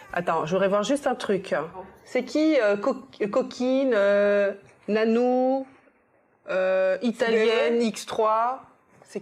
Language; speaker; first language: French; native; French